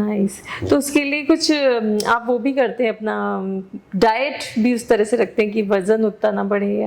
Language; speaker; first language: Hindi; native; Hindi